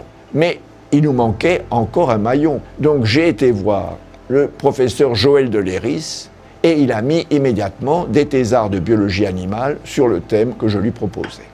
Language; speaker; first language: French; native; French